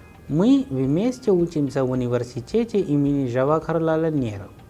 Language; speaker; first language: Russian; non-native, fluent; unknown